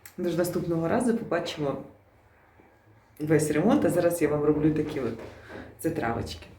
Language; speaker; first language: Ukrainian; native; Ukrainian